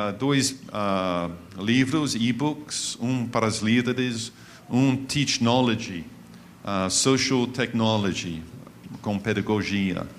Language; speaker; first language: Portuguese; non-native, fluent; English